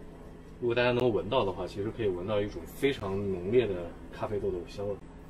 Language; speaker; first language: Chinese; native; Chinese